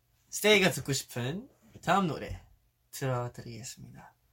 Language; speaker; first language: Korean; early bilingual, heritage; Korean